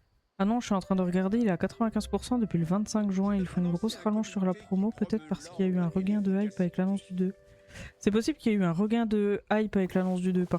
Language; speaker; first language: French; native; French